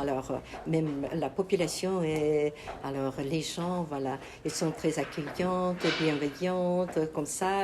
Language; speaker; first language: French; non-native, learner; Kazakh